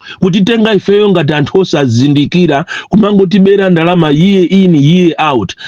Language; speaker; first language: Nyanja; non-native, local second language; Tumbuka